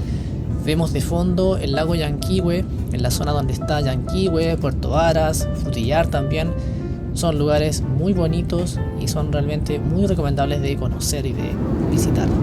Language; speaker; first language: Spanish; native; Spanish